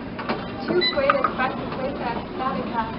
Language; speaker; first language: Spanish; non-native, learner; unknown